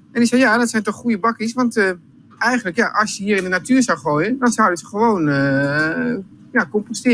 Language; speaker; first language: Dutch; native; Dutch